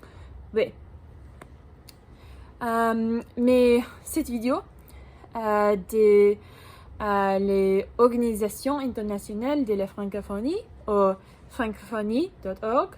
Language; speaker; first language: French; non-native, learner; English